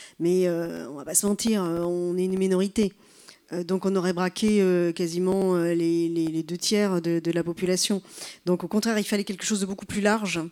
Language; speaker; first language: French; native; French